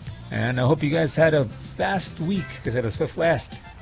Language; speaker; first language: English; early bilingual, other home language; Spanish